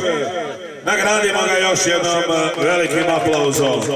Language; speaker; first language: Serbian; native; Serbian